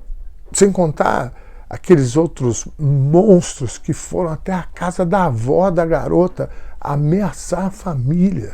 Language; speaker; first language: Portuguese; native; Portuguese